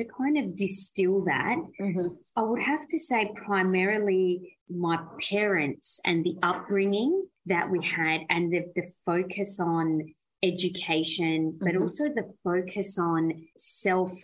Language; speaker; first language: English; early bilingual, other home language; Persian